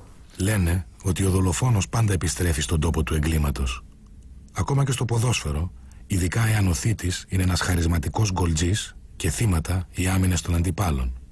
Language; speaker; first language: Greek; native; Greek